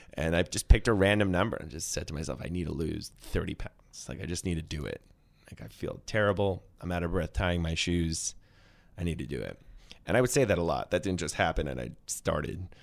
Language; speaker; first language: English; native; English